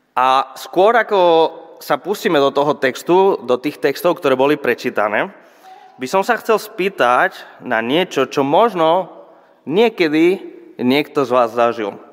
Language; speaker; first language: Slovak; non-native, fluent; Spanish